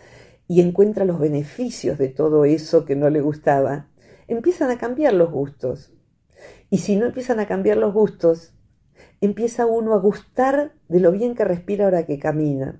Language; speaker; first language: Spanish; native; Spanish